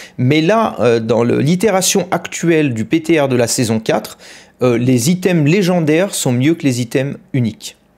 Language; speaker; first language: French; native; French